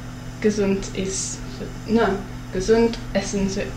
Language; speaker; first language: German; non-native, learner; English